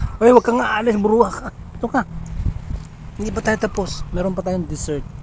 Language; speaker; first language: Filipino; non-native, local second language; Iloko